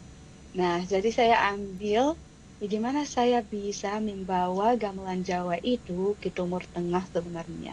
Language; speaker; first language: Indonesian; non-native, fluent; Arabic